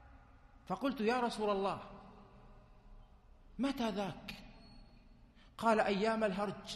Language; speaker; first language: Arabic; native; Arabic